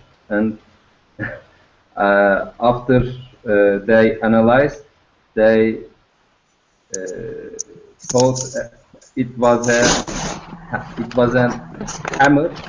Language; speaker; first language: English; non-native, learner; Turkish